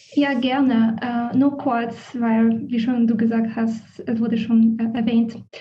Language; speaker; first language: German; non-native, fluent; Polish